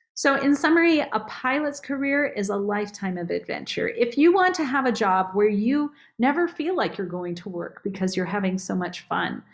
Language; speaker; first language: English; native; English